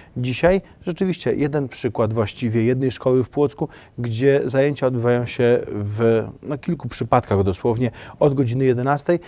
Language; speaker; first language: Polish; native; Polish